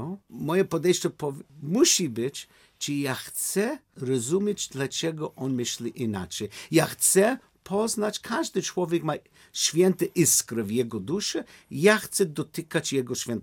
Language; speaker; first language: Polish; non-native, learner; English